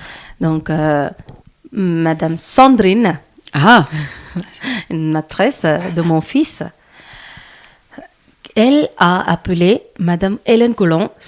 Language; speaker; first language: French; non-native, learner; Malayalam